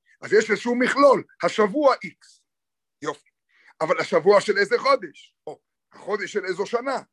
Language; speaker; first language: Hebrew; native; Hebrew